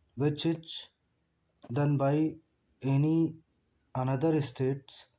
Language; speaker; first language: English; non-native, local second language; Hindi